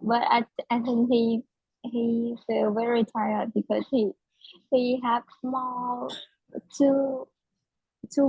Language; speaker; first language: English; non-native, learner; Vietnamese